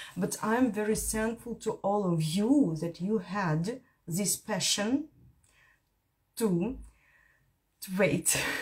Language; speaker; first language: English; non-native, fluent; Ukrainian